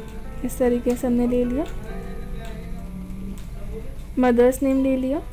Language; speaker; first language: Hindi; native; Hindi